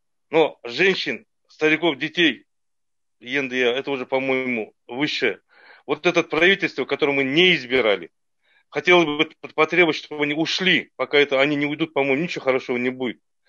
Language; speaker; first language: Russian; non-native, local second language; Kazakh